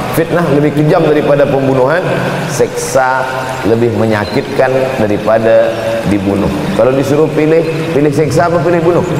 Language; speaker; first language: Malay; native; Malay